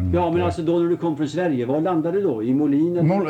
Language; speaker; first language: Swedish; native; Swedish